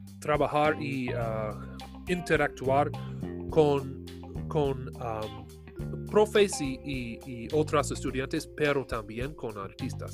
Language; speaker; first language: Spanish; non-native, learner; English